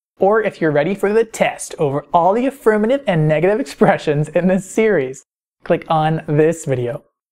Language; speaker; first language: English; native; English